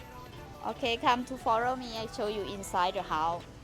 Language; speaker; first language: English; non-native, learner; Thai